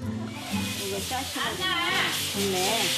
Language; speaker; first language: Korean; native; Korean